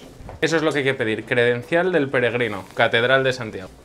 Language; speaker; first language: Spanish; native; Spanish